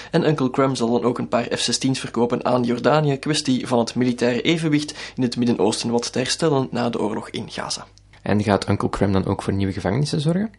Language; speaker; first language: Dutch; native; Dutch